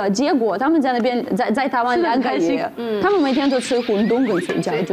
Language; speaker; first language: Chinese; non-native, fluent; Russian